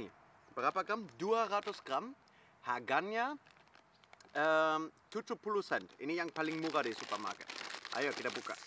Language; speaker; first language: Indonesian; non-native, fluent; German